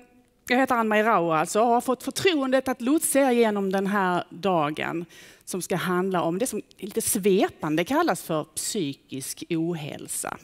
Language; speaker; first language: Swedish; native; Swedish